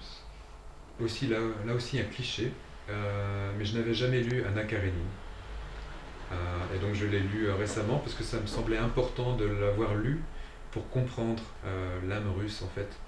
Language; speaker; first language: French; native; French